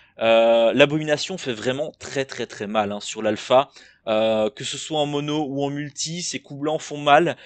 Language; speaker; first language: French; native; French